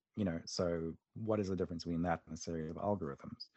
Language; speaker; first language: English; native; English